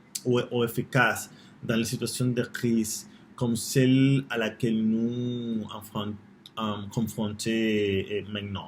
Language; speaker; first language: French; non-native, learner; Spanish